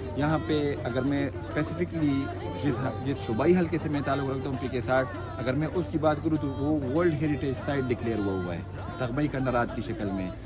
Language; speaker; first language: Urdu; non-native, local second language; Pashto